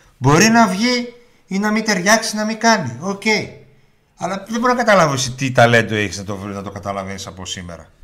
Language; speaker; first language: Greek; early bilingual, heritage; Greek